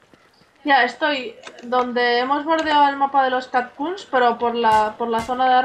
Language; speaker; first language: Spanish; native; Spanish